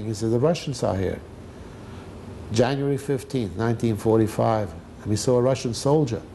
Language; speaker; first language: English; non-native, fluent; Hungarian